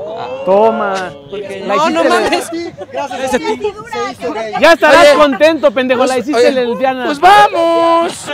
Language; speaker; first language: Spanish; native; Spanish